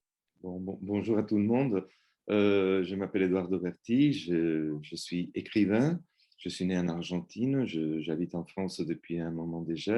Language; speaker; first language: French; non-native, fluent; Spanish